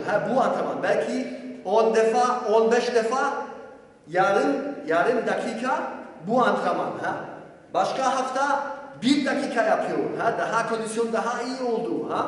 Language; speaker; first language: Turkish; non-native, learner; Polish